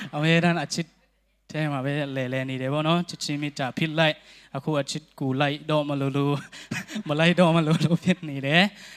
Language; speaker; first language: Burmese; non-native, local second language; Tedim Chin